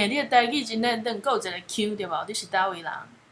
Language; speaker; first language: Chinese; native; Chinese